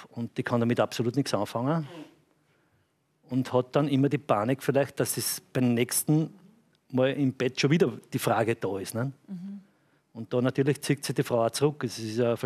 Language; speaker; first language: German; native; German